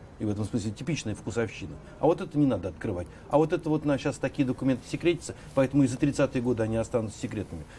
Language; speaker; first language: Russian; native; Russian